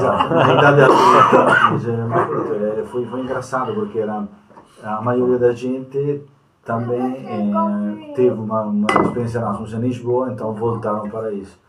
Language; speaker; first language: Portuguese; non-native, fluent; Italian